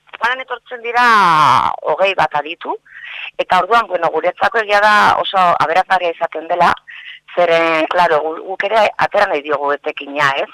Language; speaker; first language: Basque; non-native, local second language; Spanish